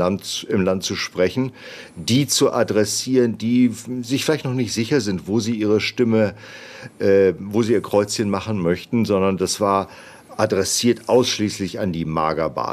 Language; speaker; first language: German; native; German